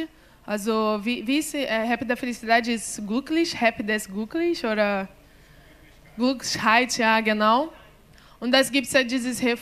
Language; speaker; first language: German; non-native, learner; Portuguese